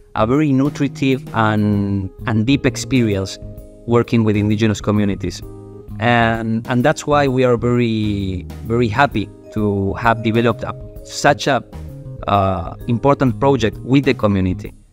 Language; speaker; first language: English; non-native, fluent; Spanish